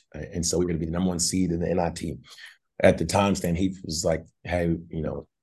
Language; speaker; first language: English; native; English